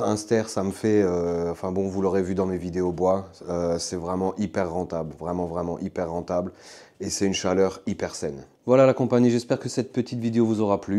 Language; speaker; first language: French; native; French